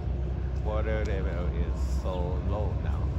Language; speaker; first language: English; non-native, learner; Japanese